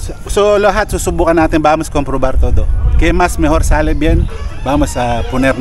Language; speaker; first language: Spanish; non-native, learner; Filipino